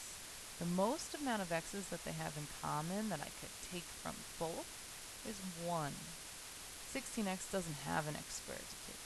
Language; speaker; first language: English; native; English